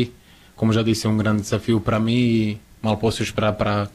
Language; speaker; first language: Portuguese; non-native, fluent; Croatian